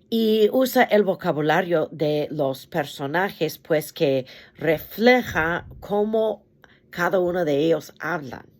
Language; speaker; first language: Spanish; non-native, fluent; English